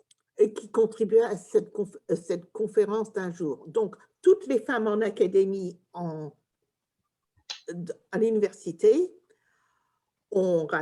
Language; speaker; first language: French; early bilingual, heritage; English